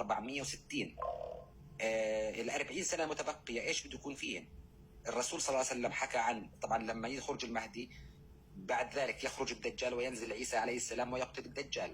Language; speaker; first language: Arabic; native; Arabic